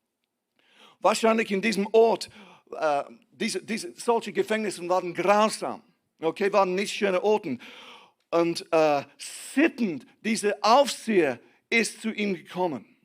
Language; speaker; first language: German; non-native, fluent; English